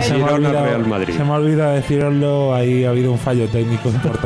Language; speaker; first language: Spanish; native; Spanish